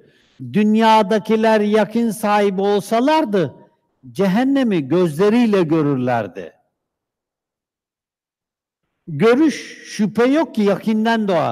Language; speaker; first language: Turkish; native; Turkish